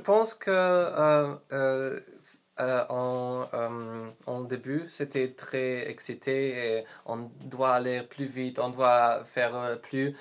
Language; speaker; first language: French; non-native, learner; Polish